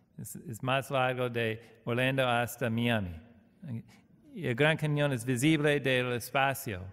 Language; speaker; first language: Spanish; non-native, learner; English